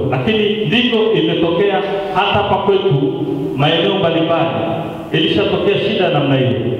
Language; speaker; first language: Swahili; native; Swahili